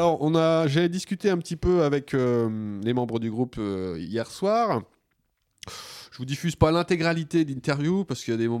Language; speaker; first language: French; native; French